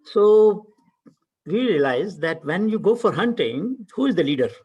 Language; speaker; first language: English; non-native, local second language; Hindi